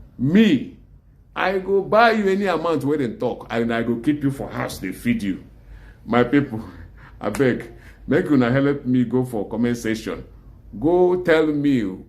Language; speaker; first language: Nigerian Pidgin; non-native, local second language; Igbo